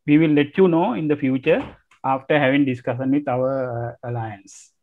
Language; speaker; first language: English; non-native, local second language; Sinhala